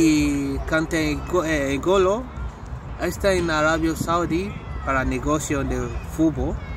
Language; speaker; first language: Spanish; non-native, learner; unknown